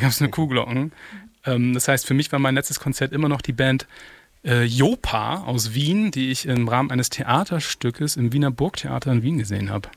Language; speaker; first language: German; native; German